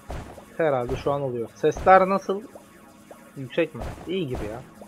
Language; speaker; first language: Turkish; native; Turkish